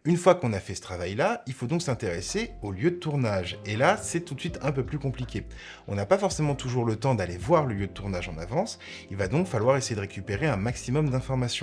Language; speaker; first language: French; native; French